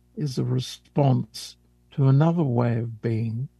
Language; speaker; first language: English; native; English